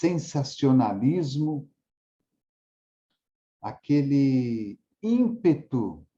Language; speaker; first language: Portuguese; native; Portuguese